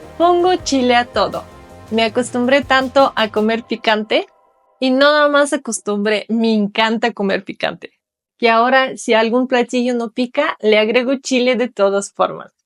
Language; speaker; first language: Spanish; non-native, fluent; Russian